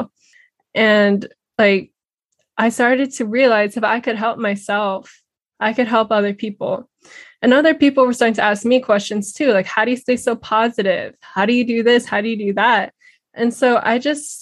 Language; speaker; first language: English; native; English